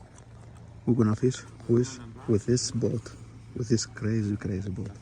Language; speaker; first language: English; non-native, learner; Greek